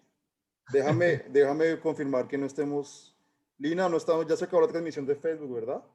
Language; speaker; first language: Spanish; native; Spanish